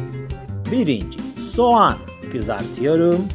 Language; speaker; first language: Turkish; non-native, learner; Spanish